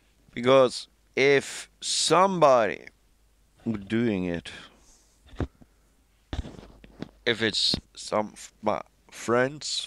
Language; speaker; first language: English; non-native, fluent; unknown